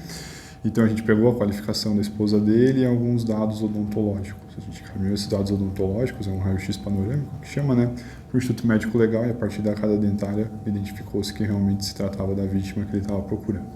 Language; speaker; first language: Portuguese; native; Portuguese